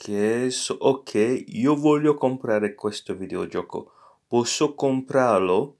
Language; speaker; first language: Italian; non-native, fluent; English